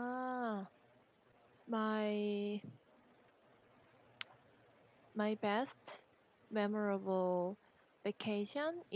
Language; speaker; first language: English; non-native, learner; Korean